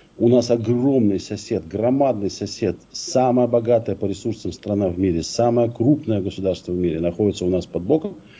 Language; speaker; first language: Russian; native; Russian